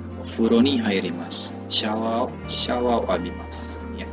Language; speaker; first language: Japanese; non-native, fluent; Indonesian